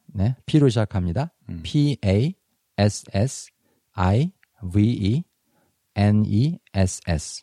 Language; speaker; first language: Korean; native; Korean